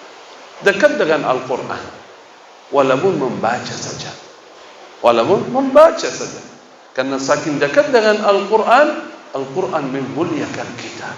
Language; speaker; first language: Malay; non-native, fluent; Arabic